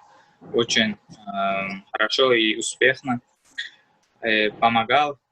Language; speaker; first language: Russian; non-native, learner; Uzbek